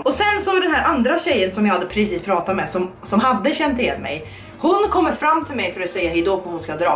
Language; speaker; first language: Swedish; native; Swedish